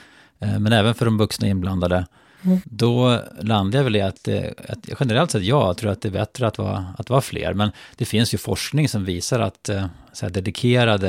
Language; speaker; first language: Swedish; native; Swedish